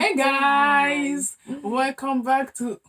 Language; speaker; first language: English; non-native, learner; French